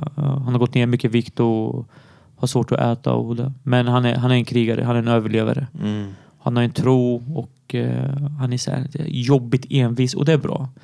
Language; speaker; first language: Swedish; early bilingual, other home language; Arabic